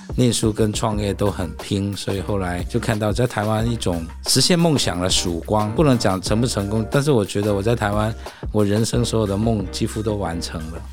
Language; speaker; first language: Chinese; non-native, fluent; Cantonese